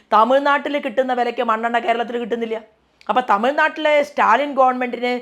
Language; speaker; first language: Malayalam; native; Malayalam